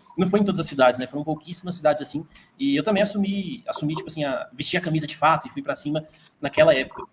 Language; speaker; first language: Portuguese; native; Portuguese